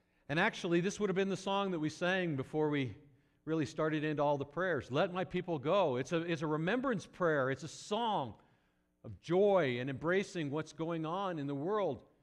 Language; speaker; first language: English; native; English